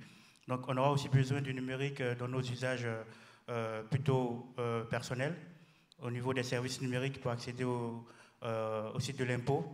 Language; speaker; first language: French; native; French